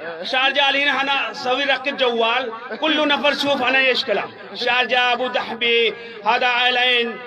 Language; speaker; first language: Arabic; non-native, learner; Hindi